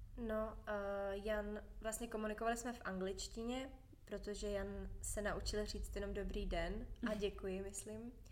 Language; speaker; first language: Czech; native; Czech